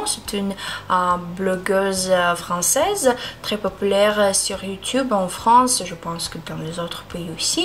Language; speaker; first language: French; non-native, learner; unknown